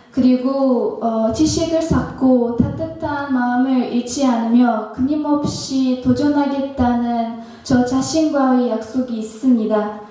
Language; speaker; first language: Korean; non-native, fluent; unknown